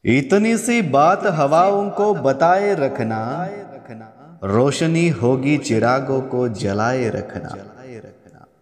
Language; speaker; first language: Hindi; non-native, local second language; Marathi